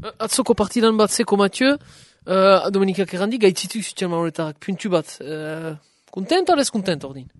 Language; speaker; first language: Basque; native; Basque